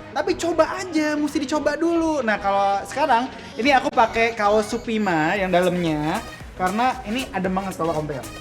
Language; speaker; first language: Indonesian; native; Indonesian